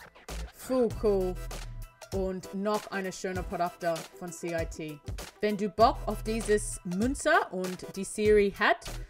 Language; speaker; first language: German; non-native, learner; English